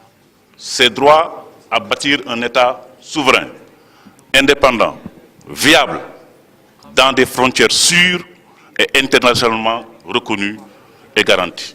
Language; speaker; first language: French; non-native, local second language; Wolof